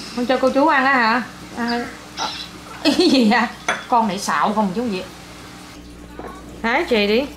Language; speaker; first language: Vietnamese; native; Vietnamese